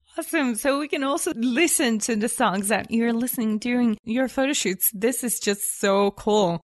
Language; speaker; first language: English; non-native, fluent; Bulgarian